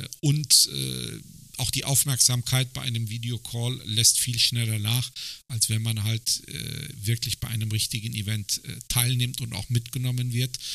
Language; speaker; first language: German; early bilingual, other home language; Turkish